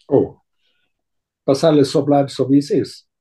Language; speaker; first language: German; non-native, fluent; Italian